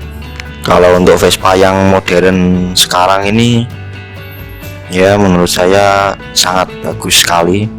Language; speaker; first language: Indonesian; native; Indonesian